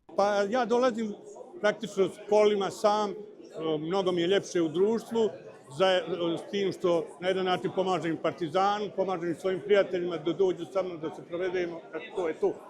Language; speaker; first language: Bosnian; native; Bosnian